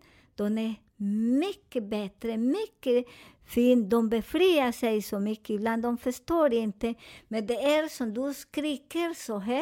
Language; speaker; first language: Swedish; non-native, fluent; Spanish